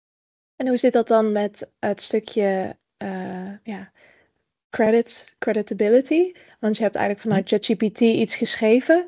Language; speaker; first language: Dutch; native; Dutch